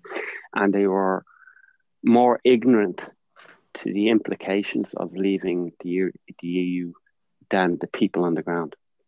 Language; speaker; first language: English; native; English